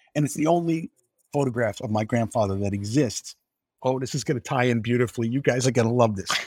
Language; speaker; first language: English; native; English